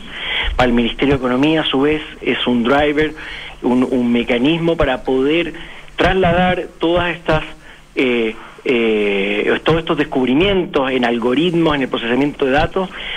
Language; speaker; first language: Spanish; native; Spanish